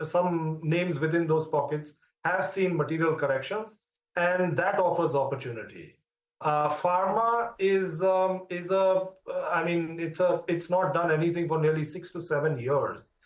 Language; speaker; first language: English; non-native, local second language; Hindi